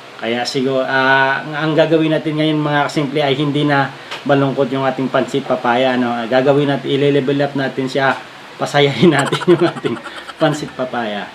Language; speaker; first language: Filipino; non-native, local second language; Cebuano